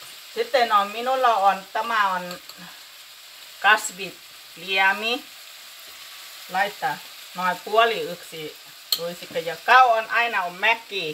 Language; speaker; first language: Finnish; non-native, learner; Thai